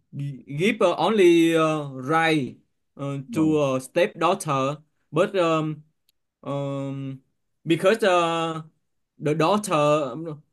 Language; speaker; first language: English; non-native, learner; Vietnamese